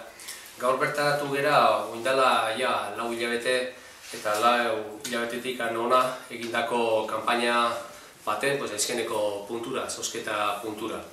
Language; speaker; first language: Basque; native; Basque